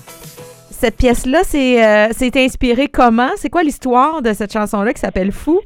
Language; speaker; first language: French; native; French